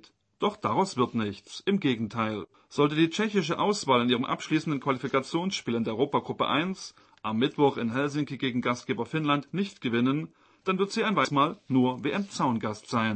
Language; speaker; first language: German; native; German